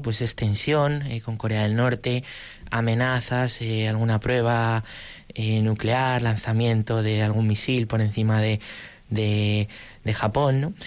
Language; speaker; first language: Spanish; native; Spanish